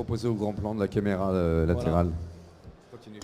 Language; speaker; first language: French; native; French